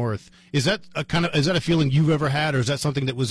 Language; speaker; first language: English; native; English